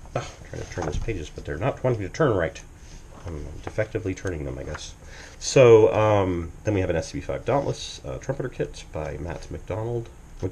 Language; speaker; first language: English; native; English